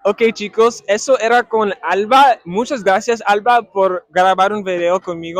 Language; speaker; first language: Spanish; non-native, learner; English